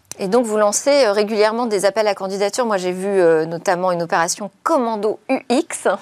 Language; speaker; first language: French; native; French